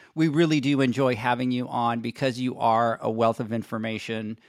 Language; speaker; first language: English; non-native, fluent; Spanish